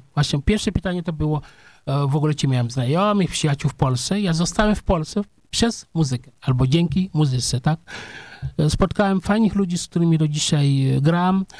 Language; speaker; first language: Polish; non-native, fluent; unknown